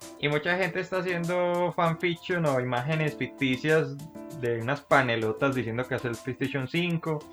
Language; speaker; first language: Spanish; native; Spanish